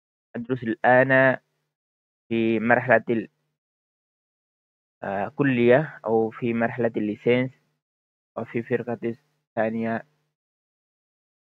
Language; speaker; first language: Arabic; non-native, fluent; Bangla